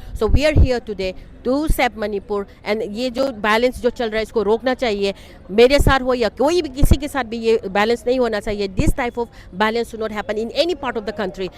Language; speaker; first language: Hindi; non-native, local second language; Manipuri